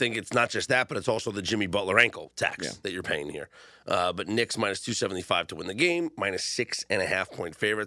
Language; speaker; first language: English; native; English